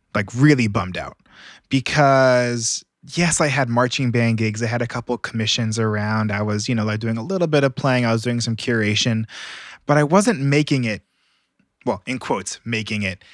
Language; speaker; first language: English; native; English